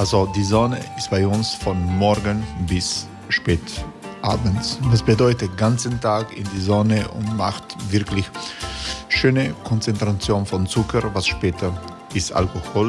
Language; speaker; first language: German; non-native, learner; Croatian